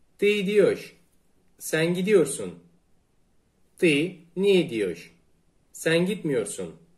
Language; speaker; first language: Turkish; native; Turkish